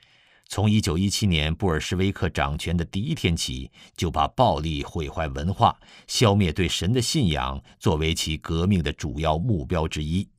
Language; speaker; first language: Chinese; native; Chinese